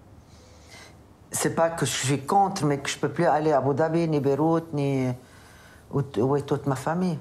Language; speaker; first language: French; non-native, local second language; Arabic